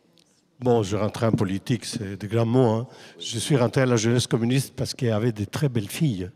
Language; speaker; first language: French; non-native, fluent; Spanish